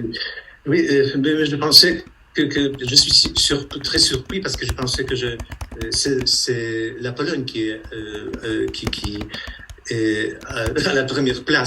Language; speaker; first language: French; non-native, fluent; Polish